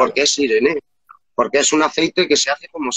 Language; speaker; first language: Spanish; native; Spanish